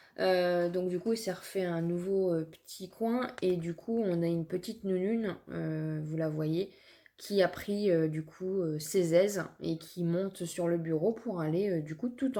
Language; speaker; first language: French; native; French